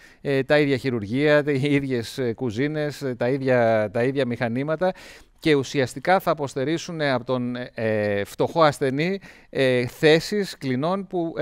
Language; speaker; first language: Greek; native; Greek